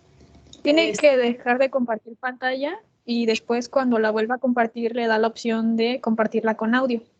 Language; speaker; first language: Spanish; native; Spanish